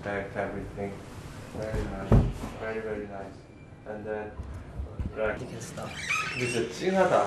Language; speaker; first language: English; non-native, learner; Korean